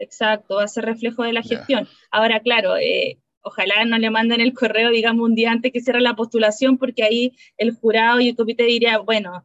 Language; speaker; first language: Spanish; native; Spanish